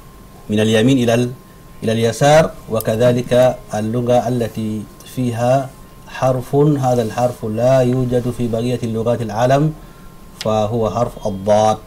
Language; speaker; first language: Arabic; non-native, fluent; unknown